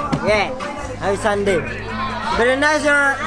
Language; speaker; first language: English; non-native, local second language; Cebuano